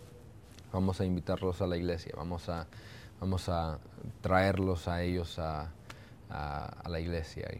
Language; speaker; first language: Spanish; early bilingual, heritage; Spanish